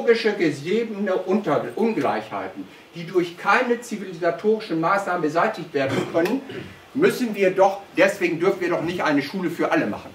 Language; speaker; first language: German; native; German